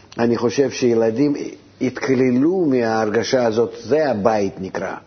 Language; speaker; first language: Hebrew; non-native, fluent; Russian